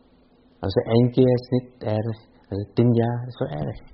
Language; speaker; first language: Dutch; non-native, fluent; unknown